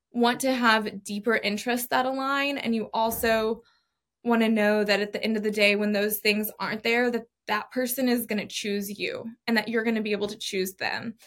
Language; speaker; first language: English; native; English